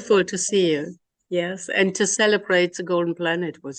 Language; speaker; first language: English; non-native, learner; German